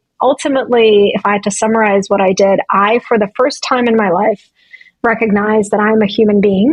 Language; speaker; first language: English; non-native, fluent; Russian